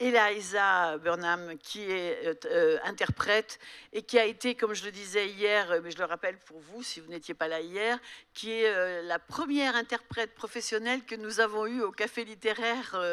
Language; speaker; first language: French; native; French